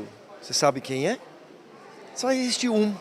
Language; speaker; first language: Portuguese; non-native, fluent; German